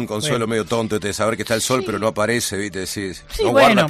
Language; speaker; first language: Spanish; native; Spanish